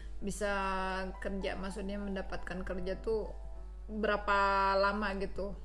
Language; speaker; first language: Indonesian; native; Indonesian